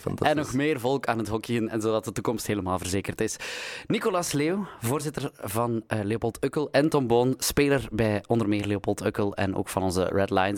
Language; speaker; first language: Dutch; native; Dutch